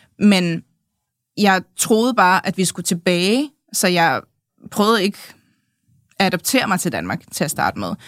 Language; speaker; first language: Danish; early bilingual, other home language; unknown